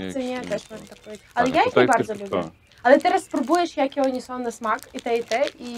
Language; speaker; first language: Polish; non-native, fluent; Russian